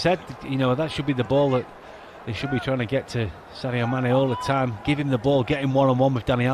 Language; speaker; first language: English; native; English